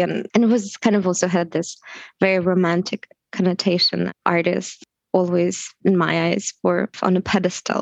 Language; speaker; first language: English; non-native, fluent; Russian